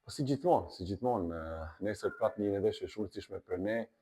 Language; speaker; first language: Albanian; non-native, fluent; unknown